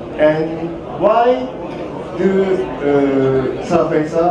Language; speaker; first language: English; non-native, learner; Japanese